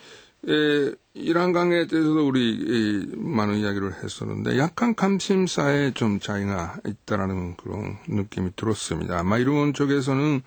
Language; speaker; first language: Korean; non-native, fluent; Japanese